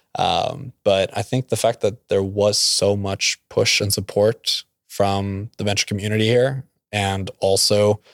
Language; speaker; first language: English; non-native, fluent; Norwegian